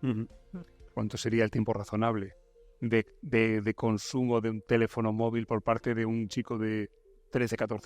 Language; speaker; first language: Spanish; native; Spanish